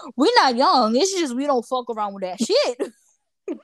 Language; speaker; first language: English; early bilingual, other home language; Spanish